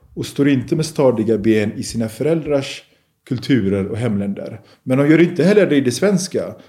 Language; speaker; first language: Swedish; early bilingual, other home language; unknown